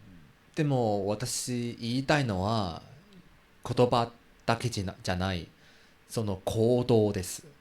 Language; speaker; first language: Japanese; non-native, learner; Chinese